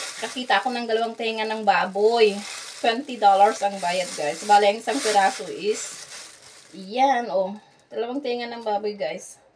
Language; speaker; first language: Filipino; non-native, local second language; Iloko